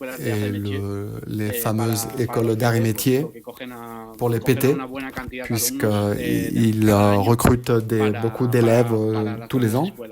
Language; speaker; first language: French; non-native, fluent; Spanish